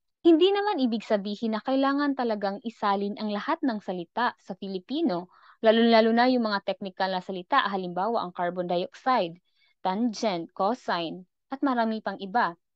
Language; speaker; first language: Filipino; non-native, local second language; Cebuano